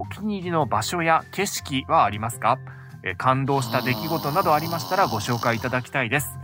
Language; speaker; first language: Japanese; native; Japanese